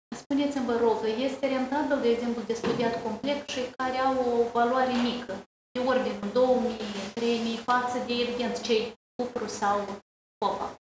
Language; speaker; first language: Romanian; native; Romanian